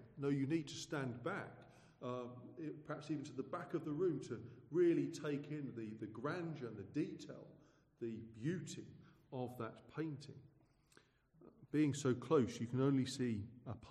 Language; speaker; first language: English; native; English